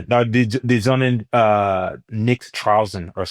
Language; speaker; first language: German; non-native, learner; English